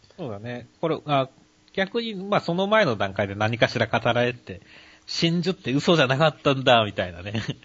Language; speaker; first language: Japanese; native; Japanese